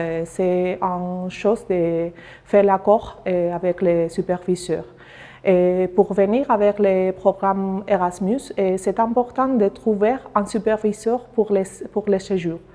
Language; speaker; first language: French; non-native, learner; Spanish